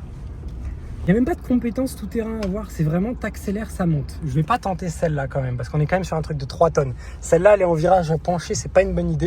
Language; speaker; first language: French; native; French